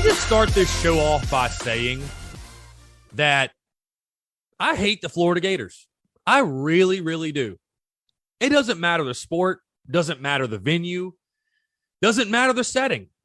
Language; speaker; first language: English; native; English